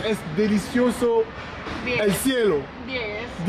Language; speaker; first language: Spanish; non-native, learner; English